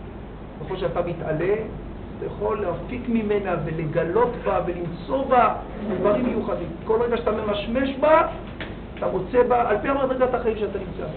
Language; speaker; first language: Hebrew; native; Hebrew